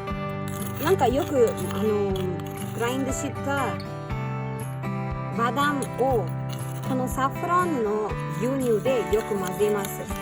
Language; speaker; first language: Japanese; non-native, fluent; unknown